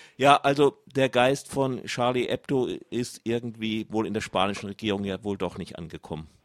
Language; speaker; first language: German; native; German